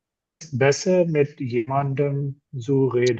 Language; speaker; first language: German; non-native, learner; Urdu